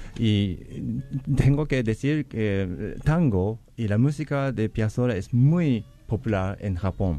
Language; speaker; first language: Spanish; non-native, learner; Japanese